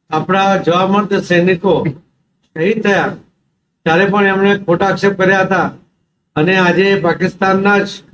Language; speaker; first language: Gujarati; non-native, local second language; Marathi